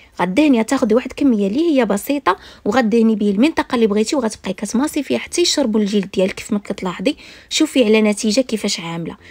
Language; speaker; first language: Arabic; native; Arabic